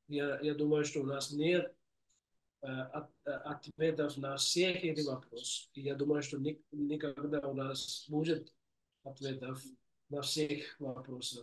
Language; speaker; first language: Russian; non-native, fluent; English